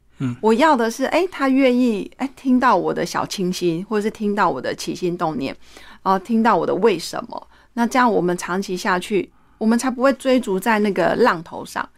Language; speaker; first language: Chinese; native; Chinese